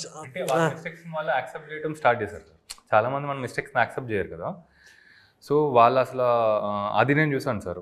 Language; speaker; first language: Telugu; native; Telugu